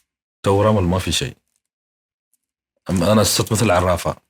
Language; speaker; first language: Arabic; native; Arabic